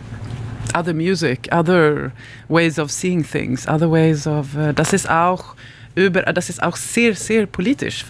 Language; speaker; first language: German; non-native, learner; Swedish